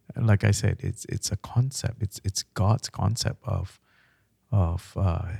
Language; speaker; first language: English; non-native, local second language; Malay